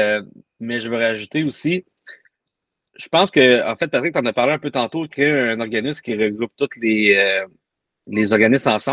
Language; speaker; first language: French; native; French